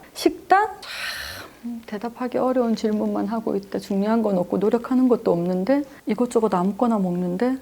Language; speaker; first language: Korean; native; Korean